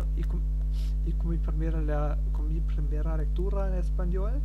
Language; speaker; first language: Spanish; non-native, learner; German